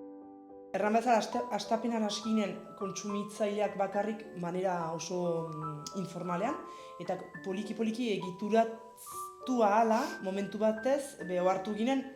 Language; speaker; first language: Basque; native; Basque